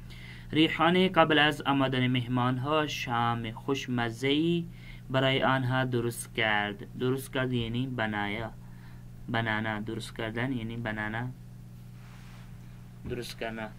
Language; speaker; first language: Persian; non-native, fluent; Urdu